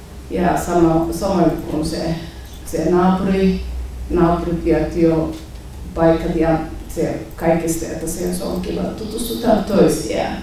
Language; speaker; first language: Finnish; non-native, learner; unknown